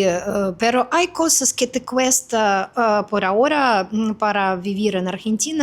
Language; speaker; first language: Spanish; non-native, fluent; Russian